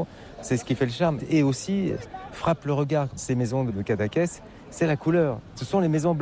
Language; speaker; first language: French; native; French